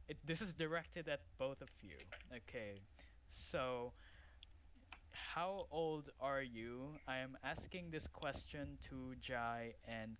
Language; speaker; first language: English; non-native, local second language; Filipino